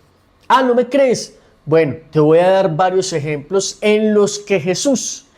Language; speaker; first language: Spanish; native; Spanish